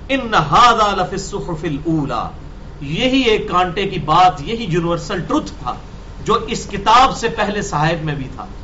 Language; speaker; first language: Urdu; non-native, local second language; Punjabi